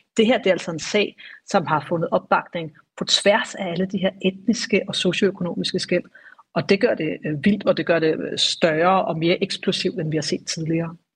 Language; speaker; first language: Danish; native; Danish